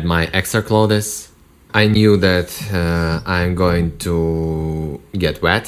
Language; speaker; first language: English; non-native, learner; Russian